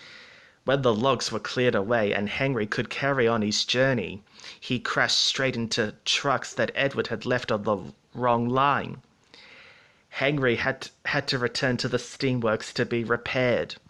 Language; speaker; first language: English; native; English